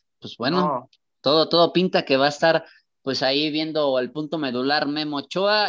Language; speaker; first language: Spanish; native; Spanish